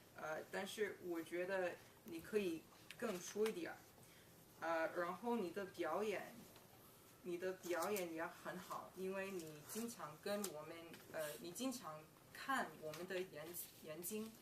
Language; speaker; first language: Chinese; non-native, learner; English